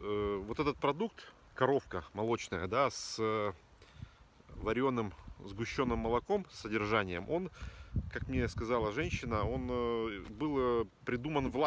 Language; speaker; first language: Russian; native; Russian